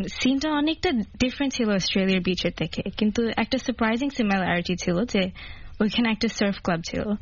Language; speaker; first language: Bangla; early bilingual, heritage; Bangla